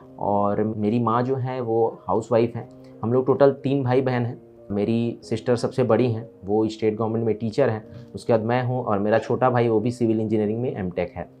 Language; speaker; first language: Hindi; native; Hindi